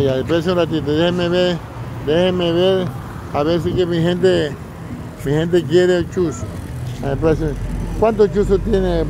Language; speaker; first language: Spanish; native; Spanish